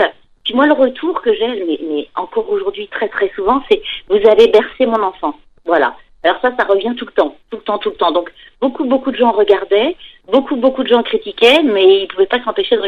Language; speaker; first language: French; native; French